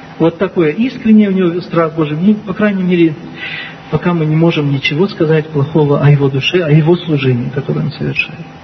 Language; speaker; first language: Russian; native; Russian